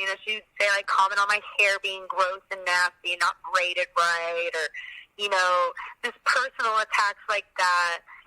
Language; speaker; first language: English; native; English